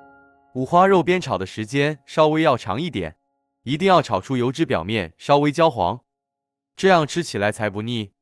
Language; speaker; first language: Chinese; native; Chinese